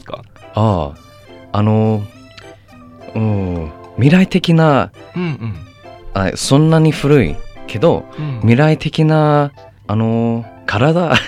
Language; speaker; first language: Japanese; non-native, learner; English